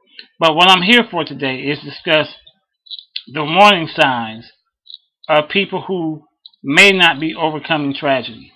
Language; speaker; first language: English; native; English